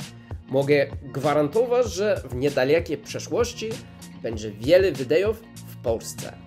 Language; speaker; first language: Polish; non-native, learner; English